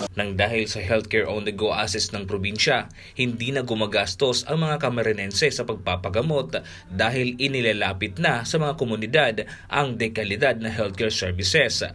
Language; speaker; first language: Filipino; non-native, local second language; Bikol